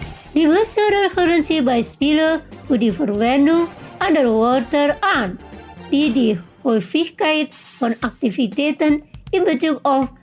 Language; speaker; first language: German; non-native, fluent; Indonesian